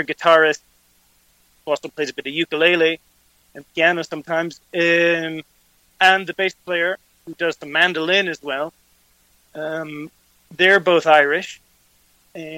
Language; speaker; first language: English; native; English